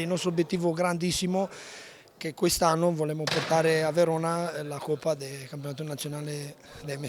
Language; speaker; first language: Italian; non-native, local second language; Romanian